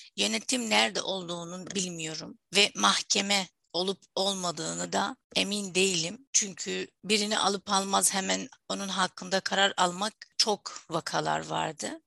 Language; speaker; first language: Turkish; non-native, fluent; Arabic